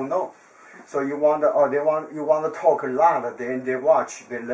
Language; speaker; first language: English; non-native, learner; Chinese